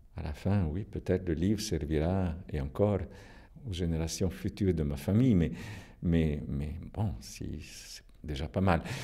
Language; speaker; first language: French; non-native, local second language; Italian